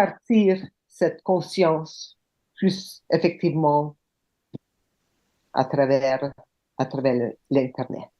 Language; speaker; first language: French; non-native, local second language; English